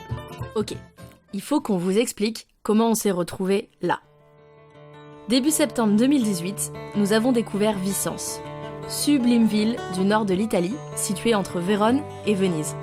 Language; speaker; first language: French; native; French